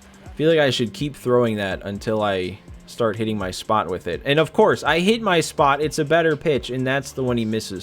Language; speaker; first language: English; native; English